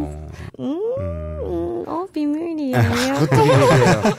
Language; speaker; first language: Korean; non-native, learner; Japanese